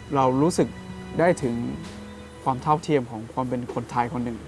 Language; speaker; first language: Thai; non-native, local second language; Akha